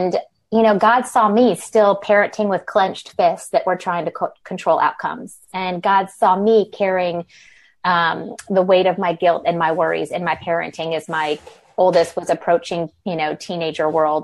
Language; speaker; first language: English; native; English